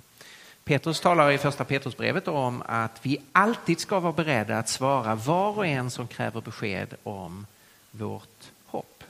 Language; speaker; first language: Swedish; native; Swedish